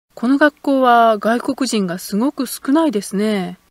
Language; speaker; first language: Japanese; native; Japanese